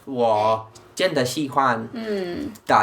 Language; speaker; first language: Chinese; non-native, learner; English